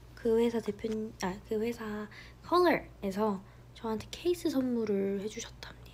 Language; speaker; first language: Korean; native; Korean